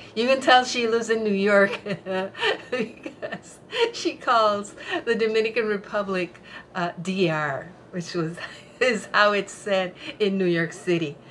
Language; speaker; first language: English; non-native, fluent; Spanish